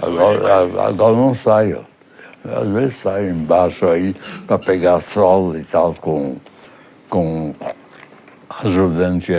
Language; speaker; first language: Portuguese; early bilingual, other home language; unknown